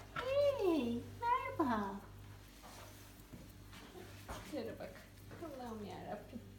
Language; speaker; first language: Turkish; native; Turkish